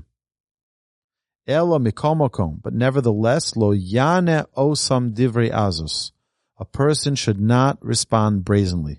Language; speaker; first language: English; native; English